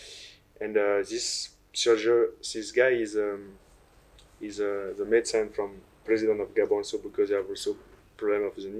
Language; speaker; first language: English; non-native, learner; French